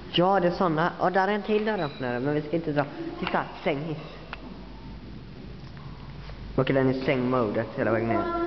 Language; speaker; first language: Swedish; native; Swedish